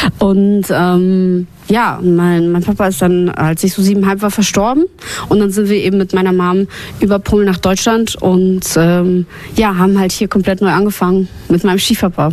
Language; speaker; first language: German; early bilingual, other home language; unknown